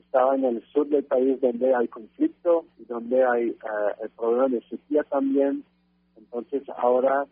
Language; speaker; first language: Spanish; non-native, fluent; French